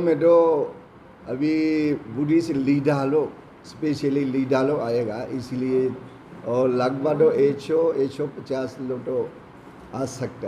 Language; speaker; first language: Hindi; non-native, learner; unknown